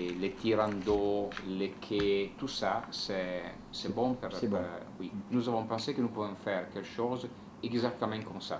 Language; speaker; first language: French; non-native, learner; Italian